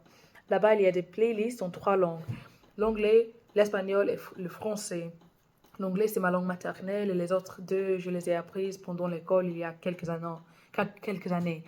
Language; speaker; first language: French; non-native, fluent; English